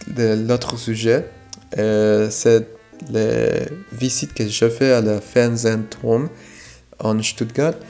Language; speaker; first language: French; non-native, fluent; Spanish